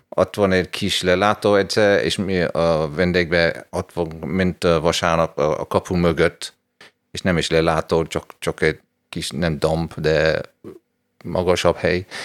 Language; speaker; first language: Hungarian; non-native, fluent; English